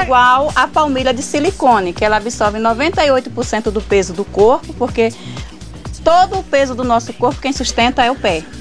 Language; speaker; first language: Portuguese; native; Portuguese